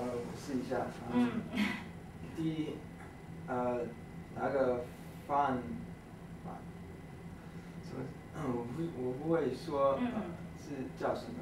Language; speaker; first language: Chinese; early bilingual, heritage; Cantonese